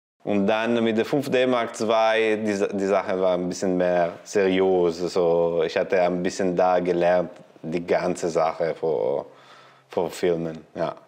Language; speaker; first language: German; non-native, learner; Italian